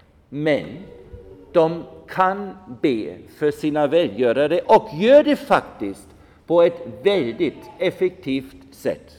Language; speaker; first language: Swedish; non-native, fluent; German